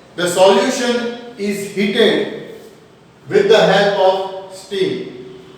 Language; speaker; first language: English; non-native, local second language; Gujarati